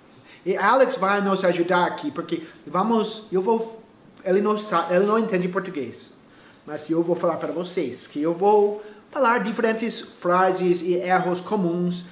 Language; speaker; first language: Portuguese; non-native, fluent; English